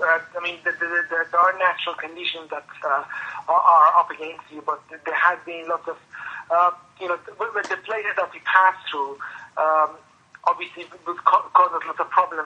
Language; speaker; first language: English; non-native, fluent; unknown